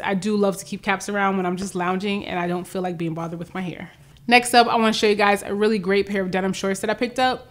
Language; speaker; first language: English; native; English